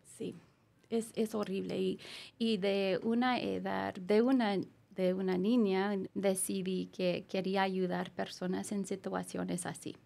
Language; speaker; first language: Spanish; non-native, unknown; English